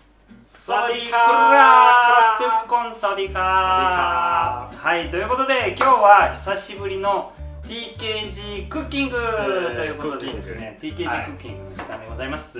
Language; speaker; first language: Japanese; native; Japanese